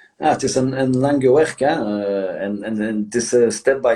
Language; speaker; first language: Dutch; non-native, local second language; French